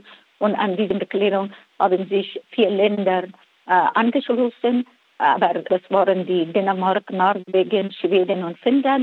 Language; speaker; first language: German; non-native, fluent; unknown